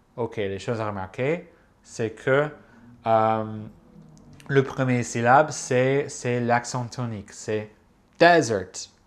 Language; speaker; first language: French; non-native, fluent; English